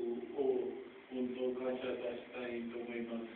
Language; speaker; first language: Japanese; non-native, fluent; Urdu